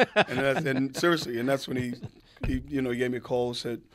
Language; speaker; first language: English; native; English